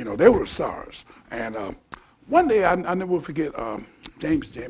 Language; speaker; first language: English; native; English